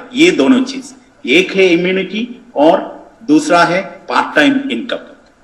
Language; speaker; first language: Hindi; non-native, fluent; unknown